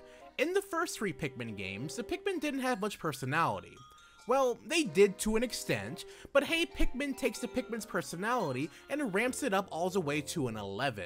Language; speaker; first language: English; native; English